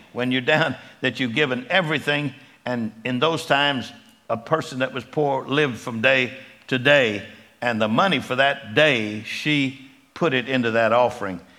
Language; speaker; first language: English; native; English